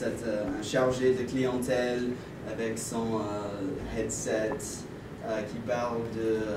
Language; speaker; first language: French; non-native, learner; English